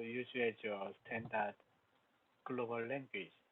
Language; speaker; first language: English; non-native, learner; Korean